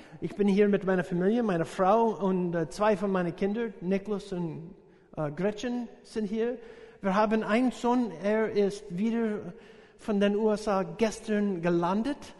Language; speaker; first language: German; non-native, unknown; English